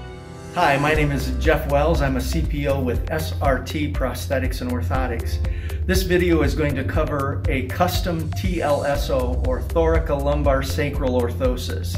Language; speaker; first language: English; native; English